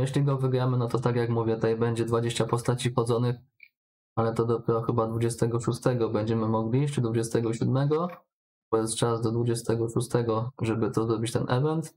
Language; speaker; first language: Polish; native; Polish